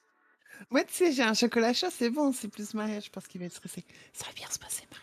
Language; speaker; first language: French; native; French